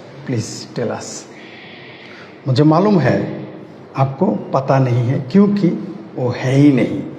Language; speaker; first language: Hindi; non-native, fluent; Bangla